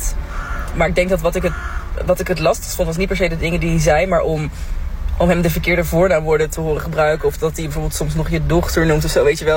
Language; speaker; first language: Dutch; native; Dutch